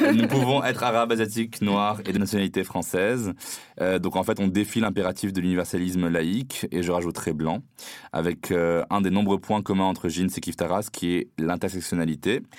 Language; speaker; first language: French; non-native, local second language; Arabic